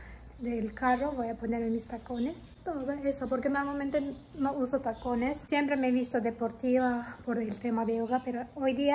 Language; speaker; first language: Spanish; non-native, fluent; Turkish